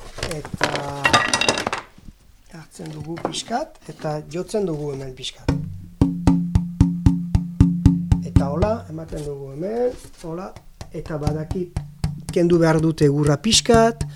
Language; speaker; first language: Basque; non-native, learner; French